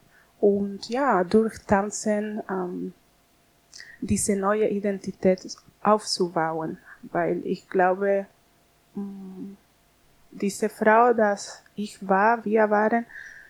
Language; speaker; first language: German; non-native, learner; Spanish